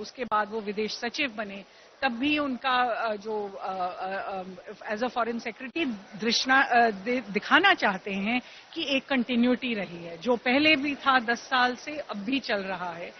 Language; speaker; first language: Hindi; native; Hindi